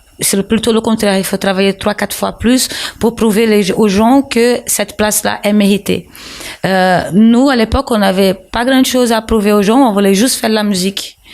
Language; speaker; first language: French; non-native, fluent; Portuguese